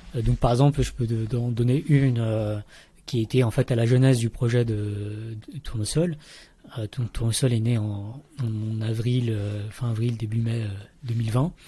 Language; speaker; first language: French; early bilingual, other home language; Vietnamese